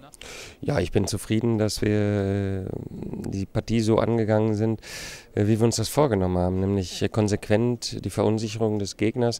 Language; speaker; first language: German; native; German